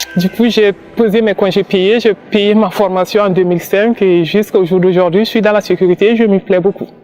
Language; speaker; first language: French; non-native, local second language; Bambara